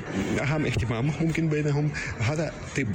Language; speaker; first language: Arabic; non-native, learner; Russian